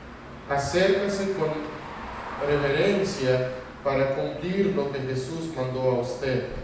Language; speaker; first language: Spanish; non-native, fluent; Russian